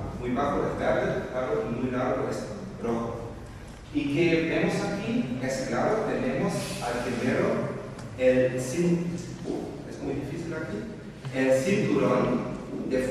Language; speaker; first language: Spanish; non-native, fluent; German